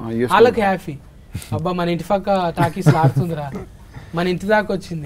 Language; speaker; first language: Telugu; native; Telugu